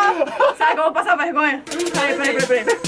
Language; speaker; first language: Korean; non-native, fluent; Portuguese